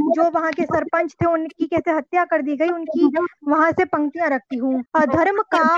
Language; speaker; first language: Hindi; native; Hindi